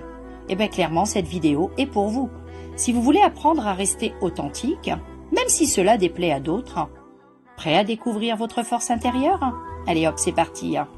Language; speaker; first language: French; native; French